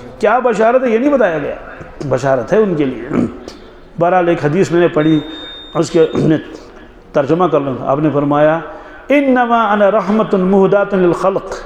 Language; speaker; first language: Urdu; non-native, local second language; Kashmiri